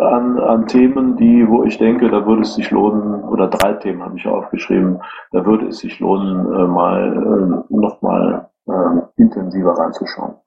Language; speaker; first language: German; native; German